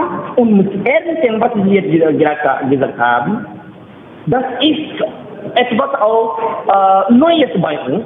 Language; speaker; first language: German; non-native, learner; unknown